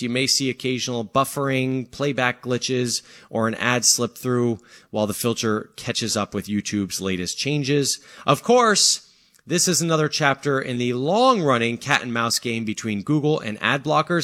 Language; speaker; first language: English; native; English